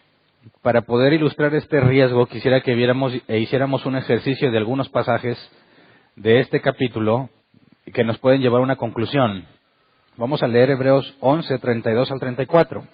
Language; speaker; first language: Spanish; native; Spanish